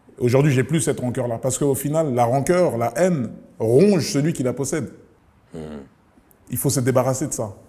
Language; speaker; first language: French; early bilingual, other home language; Lingala